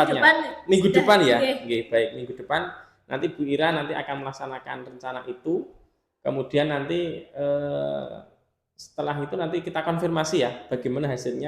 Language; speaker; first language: Indonesian; native; Indonesian